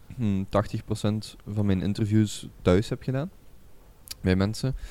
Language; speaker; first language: Dutch; native; Dutch